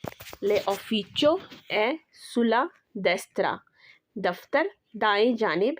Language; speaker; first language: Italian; non-native, learner; Urdu